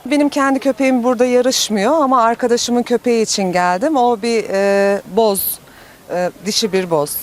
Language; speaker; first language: Turkish; non-native, fluent; English